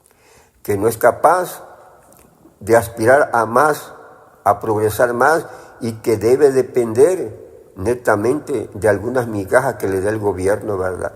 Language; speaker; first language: Spanish; native; Spanish